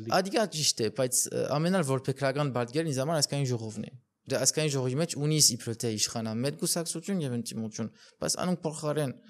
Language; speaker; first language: Armenian; early bilingual, heritage; Armenian